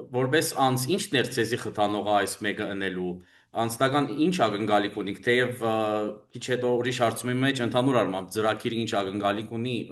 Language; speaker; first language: Armenian; early bilingual, heritage; Armenian